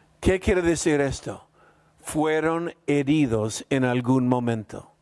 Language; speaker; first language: Spanish; non-native, fluent; English